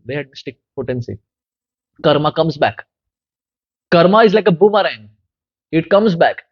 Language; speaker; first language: English; non-native, local second language; Hindi